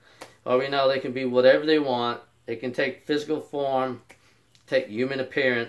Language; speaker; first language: English; native; English